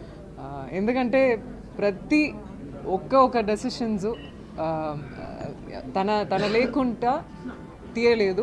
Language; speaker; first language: Telugu; non-native, fluent; Tamil